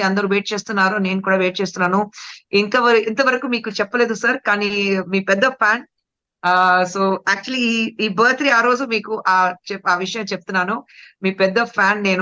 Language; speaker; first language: Telugu; non-native, fluent; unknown